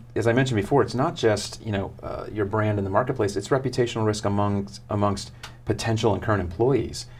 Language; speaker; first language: English; native; English